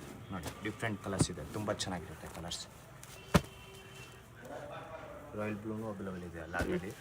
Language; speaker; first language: Kannada; non-native, local second language; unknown